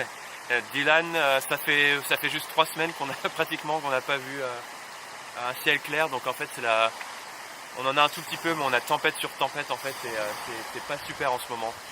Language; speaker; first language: French; native; French